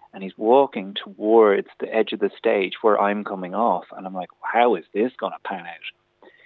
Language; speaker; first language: English; native; English